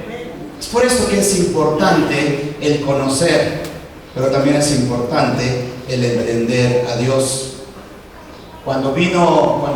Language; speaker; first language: Spanish; native; Spanish